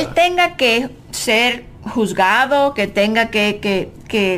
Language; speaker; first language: Spanish; native; Spanish